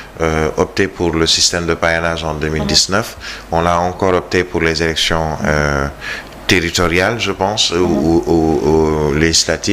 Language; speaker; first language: French; non-native, local second language; Wolof